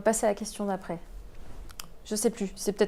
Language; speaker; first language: French; native; French